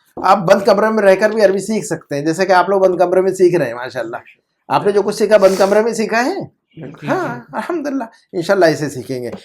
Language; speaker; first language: Urdu; native; Urdu